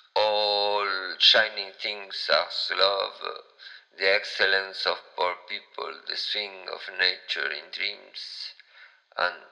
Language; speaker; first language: English; non-native, fluent; Spanish